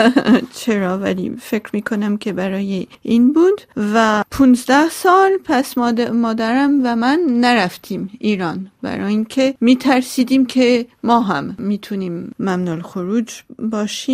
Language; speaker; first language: Persian; non-native, local second language; Armenian